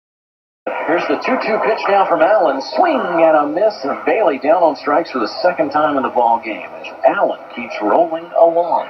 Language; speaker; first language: English; native; English